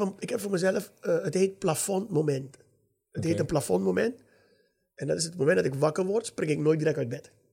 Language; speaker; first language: Dutch; native; Dutch